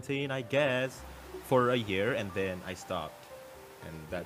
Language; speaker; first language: English; non-native, fluent; Indonesian